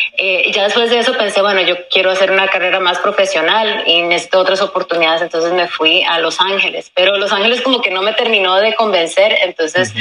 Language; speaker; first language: Spanish; early bilingual, heritage; Spanish